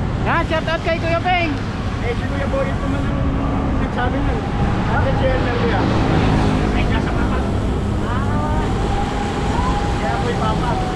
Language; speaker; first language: Filipino; non-native, local second language; Bikol